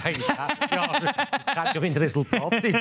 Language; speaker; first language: German; native; German